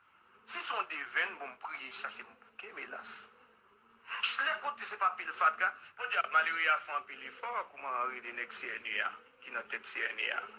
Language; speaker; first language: Haitian Creole; native; Haitian Creole